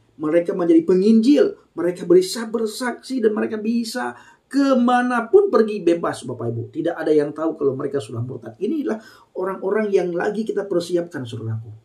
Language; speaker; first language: Indonesian; non-native, local second language; Achinese